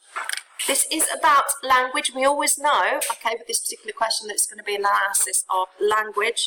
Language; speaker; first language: English; native; English